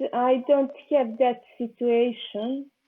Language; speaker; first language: English; non-native, learner; Serbian